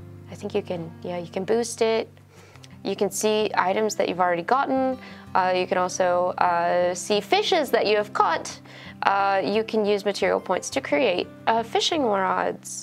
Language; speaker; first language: English; native; English